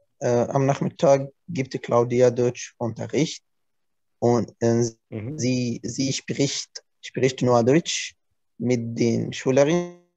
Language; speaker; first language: German; non-native, learner; Arabic